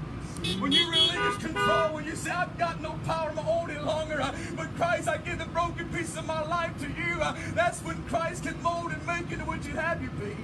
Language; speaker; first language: English; native; English